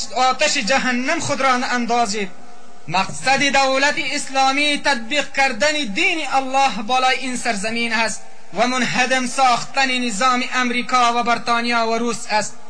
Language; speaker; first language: Persian; non-native, local second language; Pashto